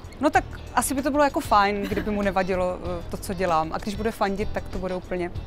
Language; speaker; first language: Czech; native; Czech